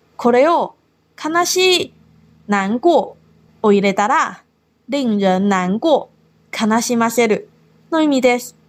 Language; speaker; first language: Japanese; non-native, fluent; Chinese